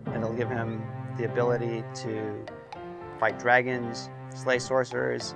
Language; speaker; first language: English; native; English